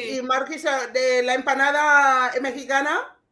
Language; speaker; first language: Spanish; non-native, fluent; English